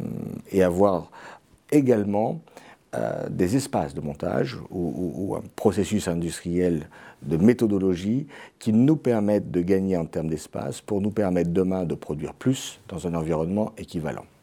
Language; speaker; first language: French; native; French